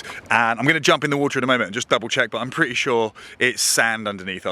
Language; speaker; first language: English; native; English